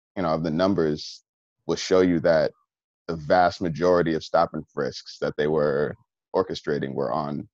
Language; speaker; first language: English; native; English